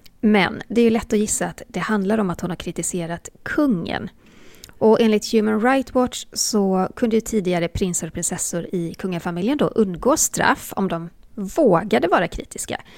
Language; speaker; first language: Swedish; native; Swedish